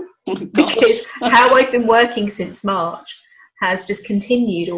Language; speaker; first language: English; native; English